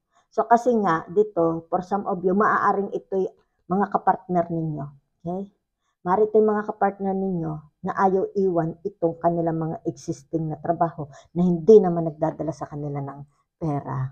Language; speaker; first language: Filipino; native; Filipino